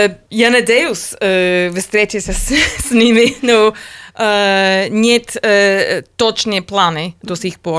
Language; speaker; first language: Russian; non-native, learner; English